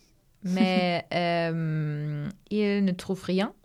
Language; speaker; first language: French; non-native, fluent; German